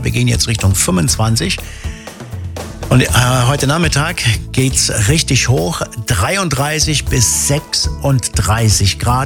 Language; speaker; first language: German; native; German